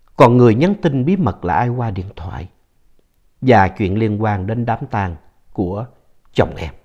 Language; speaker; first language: Vietnamese; native; Vietnamese